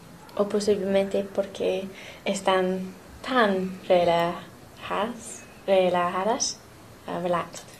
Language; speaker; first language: Spanish; non-native, learner; English